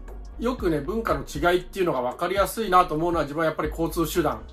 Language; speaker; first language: Japanese; native; Japanese